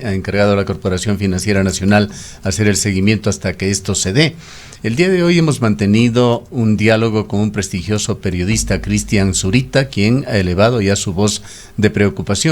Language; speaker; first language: Spanish; native; Spanish